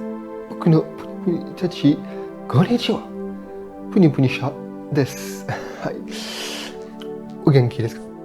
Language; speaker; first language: Japanese; non-native, learner; French